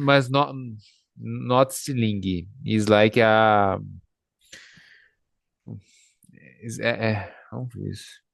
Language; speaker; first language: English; non-native, learner; Portuguese